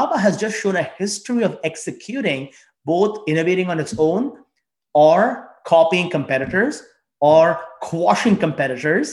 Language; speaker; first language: English; non-native, local second language; Tamil